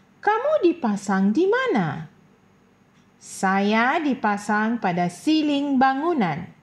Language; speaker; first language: Malay; non-native, local second language; Tamil